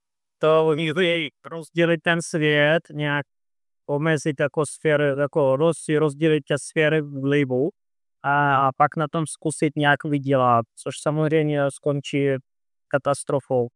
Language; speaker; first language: Czech; non-native, fluent; Russian